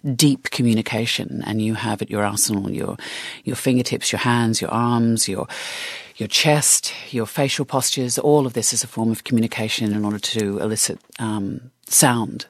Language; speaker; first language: English; native; English